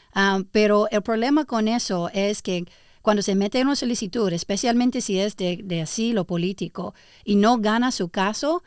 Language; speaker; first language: Spanish; early bilingual, heritage; English